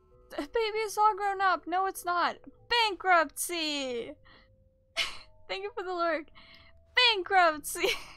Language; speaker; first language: English; non-native, fluent; Swedish